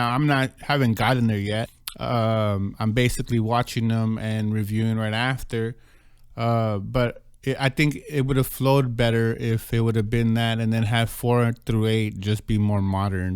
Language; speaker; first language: English; native; English